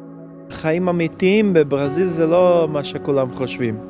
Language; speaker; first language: Hebrew; non-native, learner; Portuguese